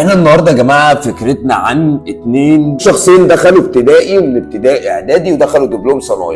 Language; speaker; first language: Arabic; native; Arabic